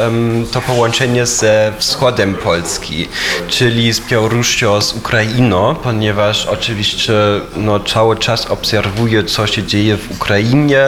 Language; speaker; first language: Polish; non-native, fluent; German